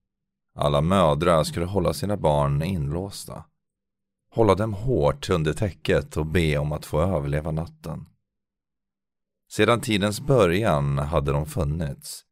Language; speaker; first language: Swedish; native; Swedish